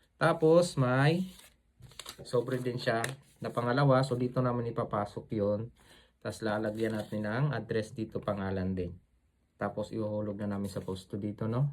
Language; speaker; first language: Filipino; native; Filipino